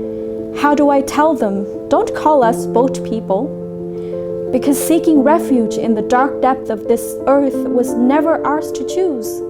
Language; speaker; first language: English; non-native, fluent; Rohingya